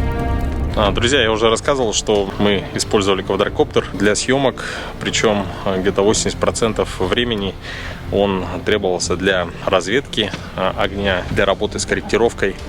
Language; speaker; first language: Russian; native; Russian